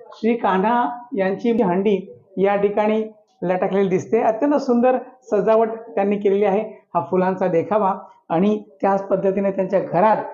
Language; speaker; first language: Marathi; non-native, local second language; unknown